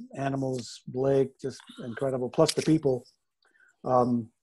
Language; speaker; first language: English; native; English